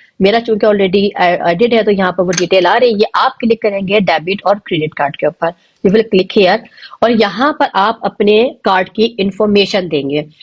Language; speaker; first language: Urdu; native; Urdu